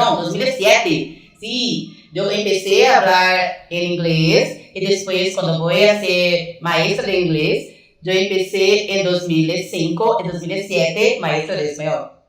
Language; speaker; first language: Spanish; non-native, learner; Portuguese